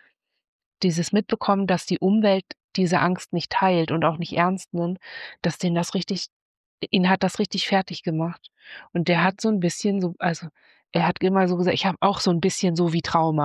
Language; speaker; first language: German; native; German